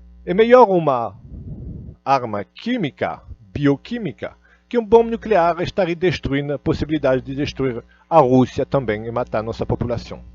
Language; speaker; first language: Portuguese; non-native, fluent; Russian